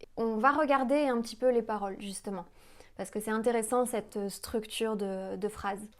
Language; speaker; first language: French; native; French